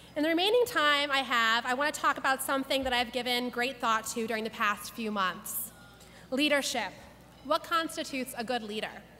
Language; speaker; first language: English; native; English